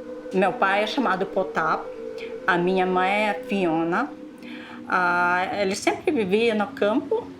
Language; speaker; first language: Portuguese; non-native, local second language; Russian